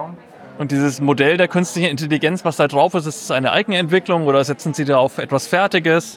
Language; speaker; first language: German; native; German